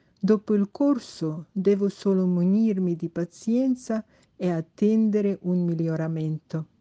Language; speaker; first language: Italian; non-native, fluent; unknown